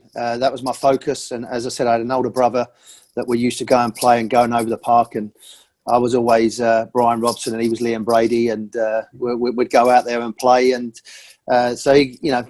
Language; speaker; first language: English; native; English